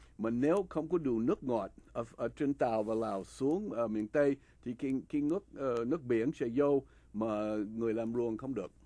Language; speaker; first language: Vietnamese; non-native, fluent; English